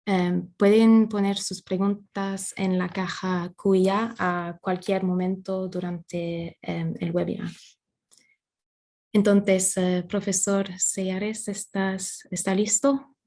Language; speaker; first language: Spanish; non-native, fluent; English